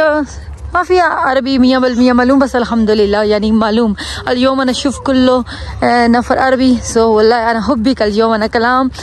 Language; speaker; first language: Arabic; non-native, learner; Urdu